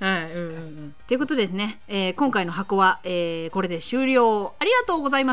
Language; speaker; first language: Japanese; native; Japanese